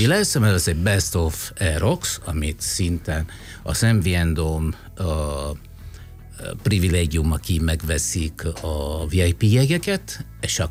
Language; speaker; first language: Hungarian; non-native, fluent; Italian